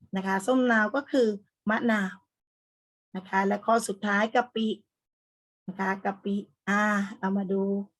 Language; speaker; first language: Thai; native; Thai